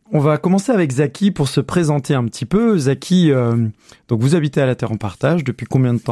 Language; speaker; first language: French; native; French